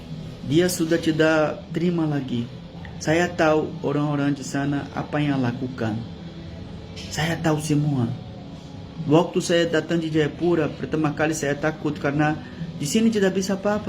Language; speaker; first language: Indonesian; non-native, learner; Portuguese